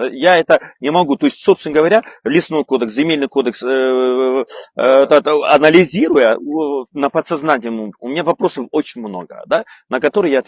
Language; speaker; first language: Russian; non-native, local second language; Kazakh